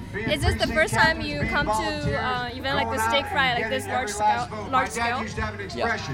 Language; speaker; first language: English; non-native, fluent; Chinese